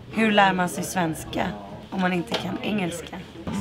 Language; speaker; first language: Swedish; native; Swedish